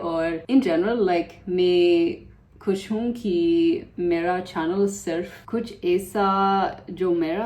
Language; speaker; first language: Hindi; non-native, learner; English